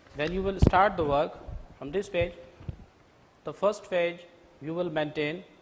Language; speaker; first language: English; non-native, local second language; Urdu